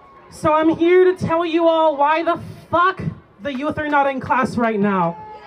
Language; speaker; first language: English; early bilingual, other home language; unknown